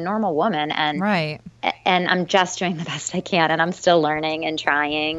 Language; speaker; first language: English; native; English